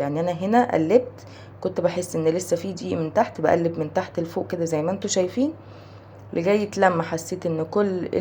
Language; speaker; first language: Arabic; native; Arabic